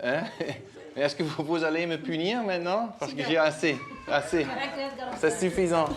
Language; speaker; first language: French; non-native, fluent; Dutch